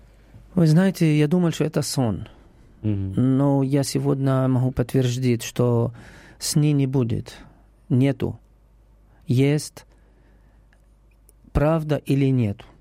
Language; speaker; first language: Russian; non-native, learner; Arabic